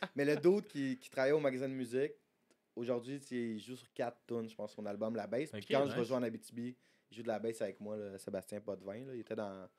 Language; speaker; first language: French; native; French